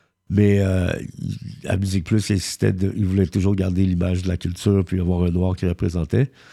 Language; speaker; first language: French; early bilingual, heritage; French